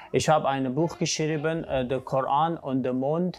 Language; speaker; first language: German; non-native, fluent; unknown